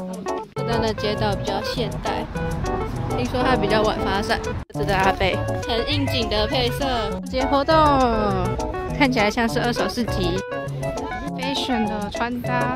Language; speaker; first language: Chinese; native; Chinese